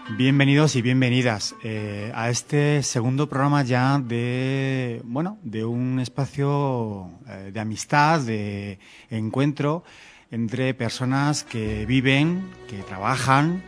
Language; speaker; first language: Spanish; native; Spanish